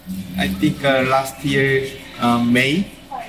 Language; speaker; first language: English; non-native, learner; Korean